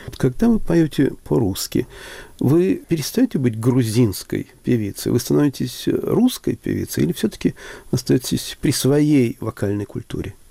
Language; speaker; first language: Russian; native; Russian